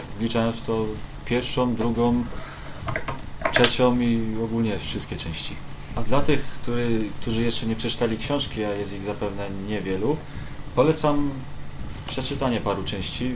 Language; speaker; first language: Polish; native; Polish